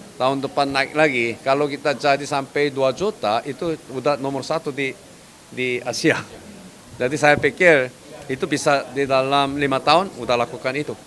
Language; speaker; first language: Indonesian; non-native, fluent; Korean